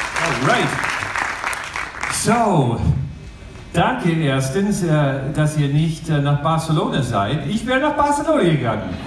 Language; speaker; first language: German; non-native, fluent; English